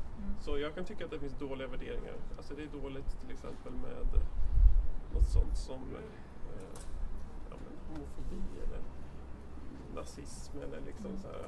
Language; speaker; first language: Swedish; native; Swedish